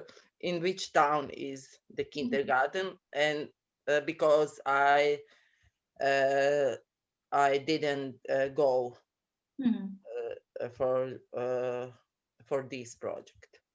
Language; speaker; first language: English; non-native, learner; Croatian